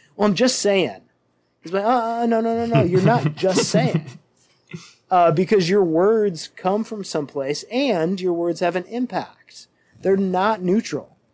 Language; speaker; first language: English; native; English